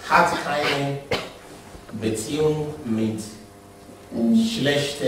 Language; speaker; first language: German; non-native, learner; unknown